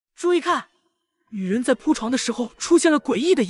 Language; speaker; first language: Chinese; native; Chinese